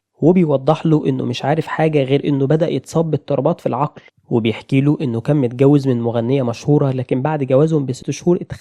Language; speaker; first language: Arabic; native; Arabic